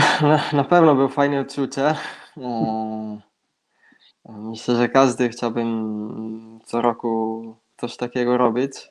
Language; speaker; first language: Polish; non-native, fluent; Italian